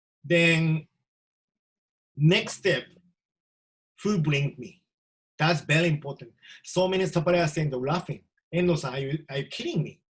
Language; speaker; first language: English; non-native, learner; Japanese